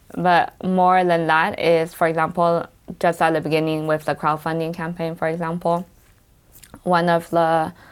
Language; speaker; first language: English; native; English